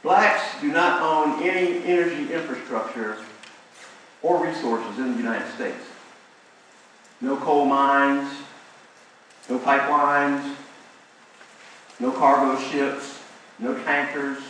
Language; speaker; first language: English; native; English